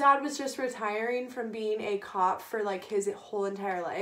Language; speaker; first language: English; native; English